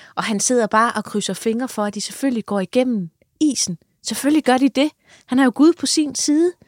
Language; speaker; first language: Danish; native; Danish